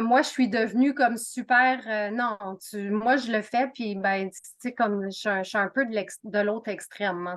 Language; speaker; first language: French; native; French